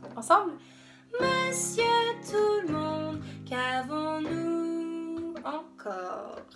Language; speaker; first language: French; non-native, fluent; English